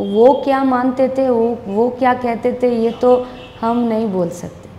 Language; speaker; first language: Hindi; non-native, local second language; Bangla